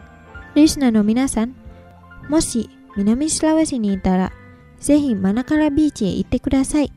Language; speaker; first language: Japanese; non-native, fluent; Indonesian